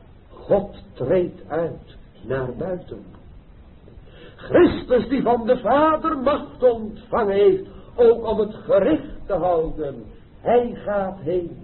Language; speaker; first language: Dutch; native; Dutch